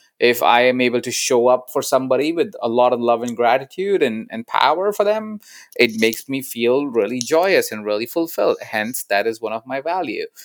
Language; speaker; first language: English; non-native, local second language; Hindi